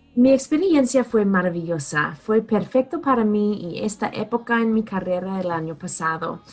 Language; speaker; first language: Spanish; non-native, fluent; English